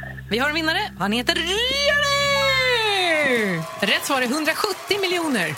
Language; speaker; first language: Swedish; native; Swedish